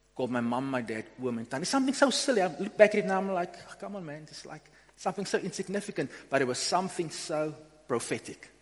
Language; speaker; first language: English; non-native, local second language; Afrikaans